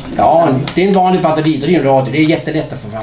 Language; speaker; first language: Swedish; non-native, fluent; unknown